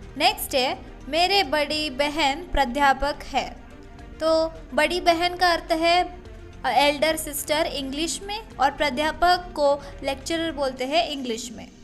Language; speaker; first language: Hindi; native; Hindi